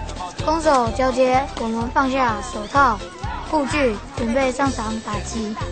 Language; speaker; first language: Chinese; native; Chinese